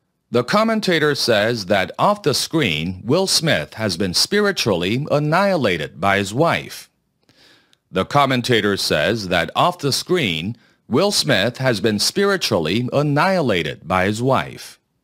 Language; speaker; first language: English; non-native, fluent; Korean